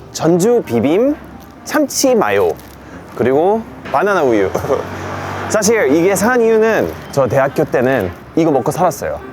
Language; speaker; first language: Korean; non-native, fluent; English